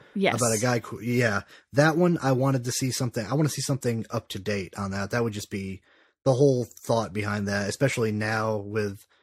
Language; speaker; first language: English; native; English